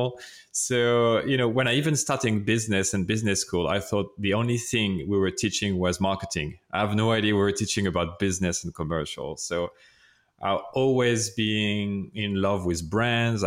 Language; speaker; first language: English; non-native, fluent; French